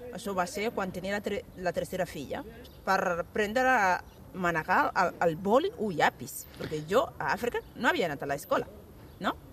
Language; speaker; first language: Catalan; non-native, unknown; Bambara